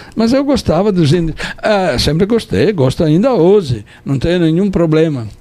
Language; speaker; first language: Portuguese; non-native, fluent; Italian